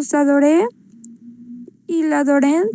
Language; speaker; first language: French; non-native, learner; Spanish